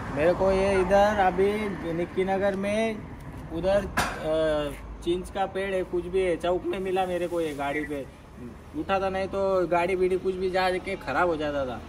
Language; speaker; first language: Hindi; non-native, local second language; Marathi